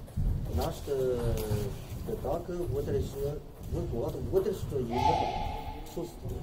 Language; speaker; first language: Bulgarian; non-native, learner; Chinese